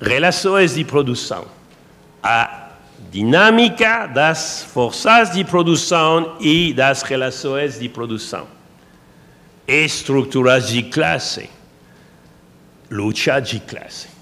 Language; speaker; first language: Portuguese; non-native, learner; French